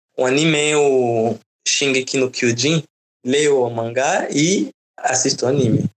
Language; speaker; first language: Portuguese; non-native, fluent; French